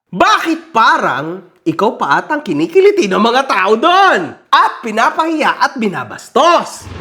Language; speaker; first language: Filipino; native; Filipino